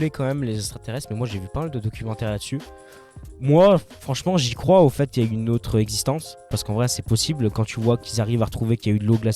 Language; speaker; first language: French; native; French